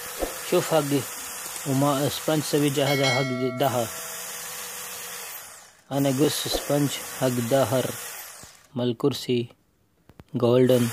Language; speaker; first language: Arabic; non-native, learner; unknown